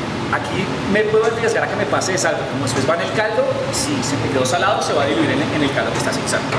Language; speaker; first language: Spanish; native; Spanish